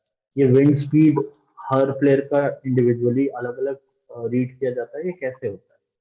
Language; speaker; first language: Hindi; native; Hindi